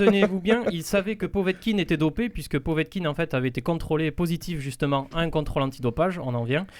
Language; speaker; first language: French; native; French